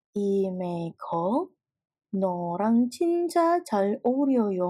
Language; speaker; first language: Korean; non-native, fluent; Indonesian